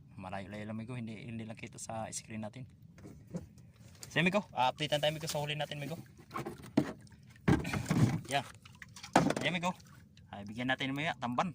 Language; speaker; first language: Filipino; native; Filipino